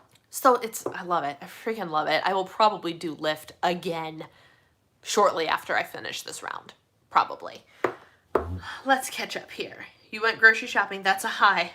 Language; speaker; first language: English; native; English